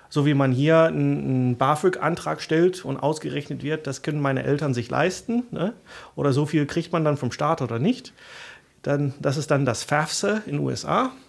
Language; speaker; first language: German; non-native, fluent; English